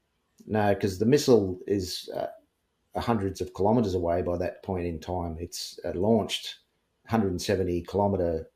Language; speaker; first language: English; native; English